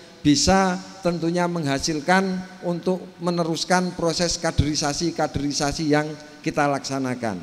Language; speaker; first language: Indonesian; native; Indonesian